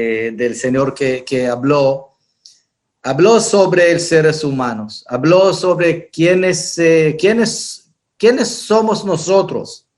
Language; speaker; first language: Spanish; non-native, fluent; Hebrew